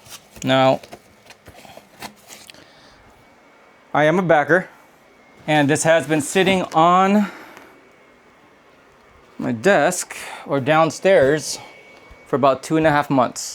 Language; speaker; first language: English; native; English